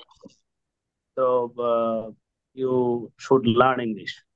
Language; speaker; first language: English; non-native, learner; Bangla